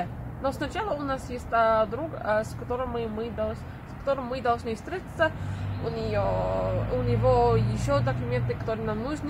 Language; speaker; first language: Russian; non-native, fluent; English